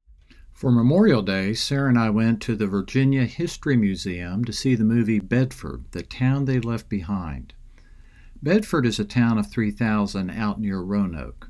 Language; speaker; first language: English; native; English